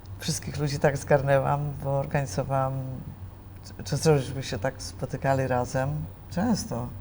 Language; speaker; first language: Polish; native; Polish